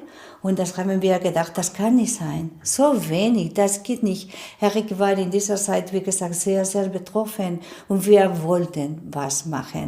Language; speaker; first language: German; non-native, fluent; Spanish